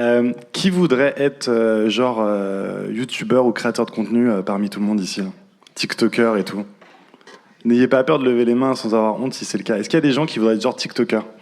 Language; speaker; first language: French; native; French